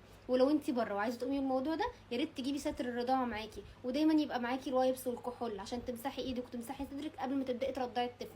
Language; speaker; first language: Arabic; native; Arabic